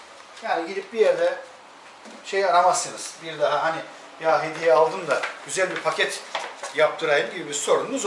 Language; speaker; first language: Turkish; native; Turkish